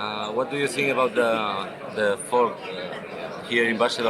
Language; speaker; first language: English; non-native, learner; Spanish